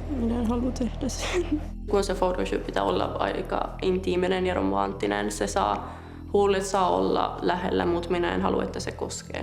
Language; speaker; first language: Finnish; non-native, learner; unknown